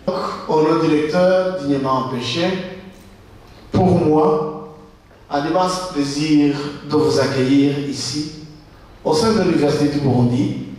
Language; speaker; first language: French; non-native, local second language; Rundi